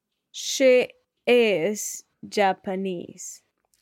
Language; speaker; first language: English; non-native, learner; Spanish